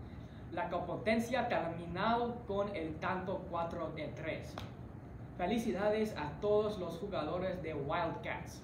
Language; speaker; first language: Spanish; non-native, learner; English